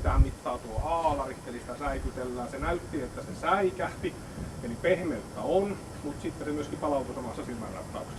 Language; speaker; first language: Finnish; native; Finnish